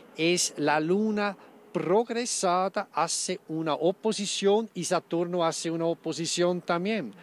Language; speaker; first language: Spanish; non-native, fluent; German